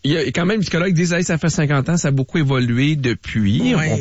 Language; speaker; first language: French; native; French